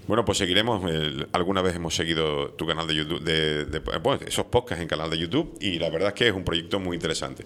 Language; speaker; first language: Spanish; native; Spanish